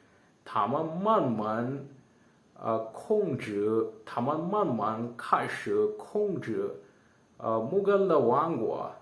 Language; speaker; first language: Chinese; non-native, learner; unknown